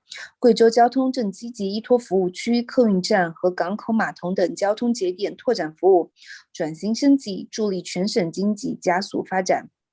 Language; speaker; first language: Chinese; native; Chinese